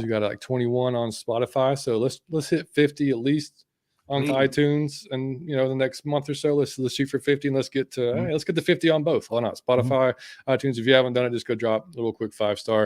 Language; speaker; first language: English; native; English